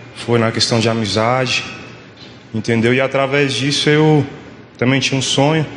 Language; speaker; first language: Portuguese; native; Portuguese